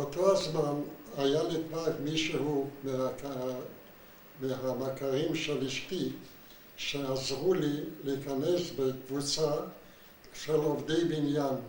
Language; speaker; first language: Hebrew; non-native, fluent; Yiddish